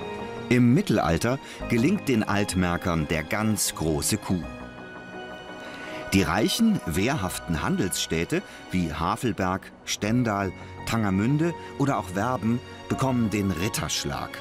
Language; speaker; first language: German; native; German